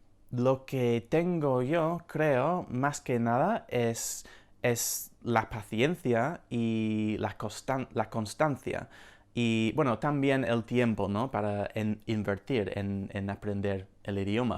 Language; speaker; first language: Spanish; non-native, fluent; English